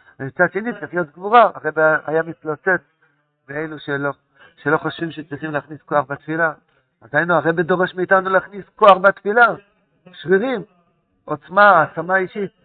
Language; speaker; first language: Hebrew; non-native, fluent; Yiddish